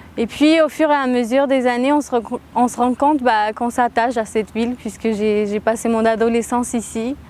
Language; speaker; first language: French; early bilingual, other home language; Armenian